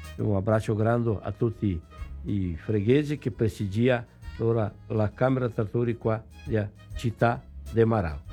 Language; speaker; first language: Italian; early bilingual, heritage; Venetian